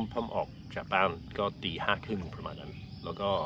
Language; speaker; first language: Thai; non-native, fluent; English